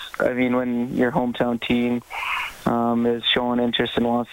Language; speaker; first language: English; native; English